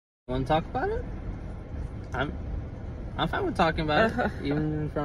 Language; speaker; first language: English; native; English